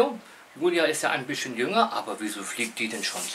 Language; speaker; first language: German; native; German